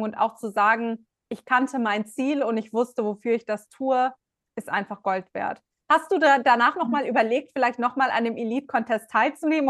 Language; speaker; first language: German; native; German